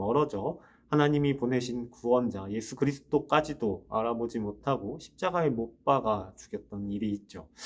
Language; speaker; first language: Korean; native; Korean